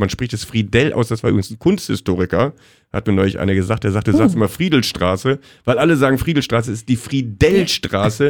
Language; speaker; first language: German; native; German